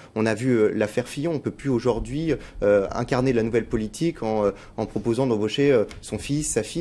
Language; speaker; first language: French; native; French